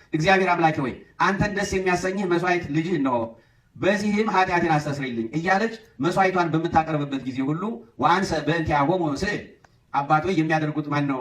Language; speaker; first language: Amharic; native; Amharic